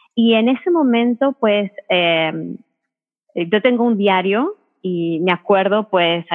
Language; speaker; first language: Spanish; native; Spanish